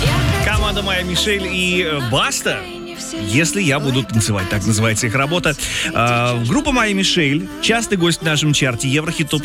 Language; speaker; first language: Russian; native; Russian